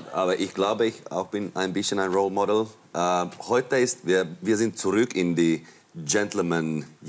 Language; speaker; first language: German; non-native, learner; Finnish